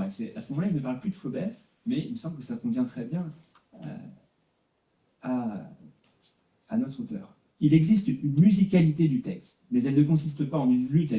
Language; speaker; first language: French; native; French